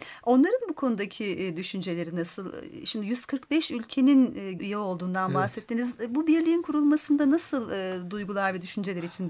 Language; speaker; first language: Turkish; native; Turkish